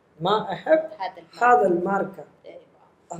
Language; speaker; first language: Arabic; non-native, learner; Malayalam